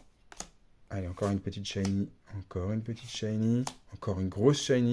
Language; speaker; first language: French; native; French